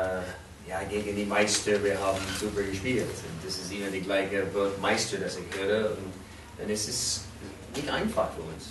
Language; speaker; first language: German; non-native, fluent; English